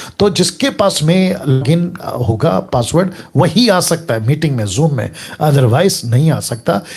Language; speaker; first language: Hindi; native; Hindi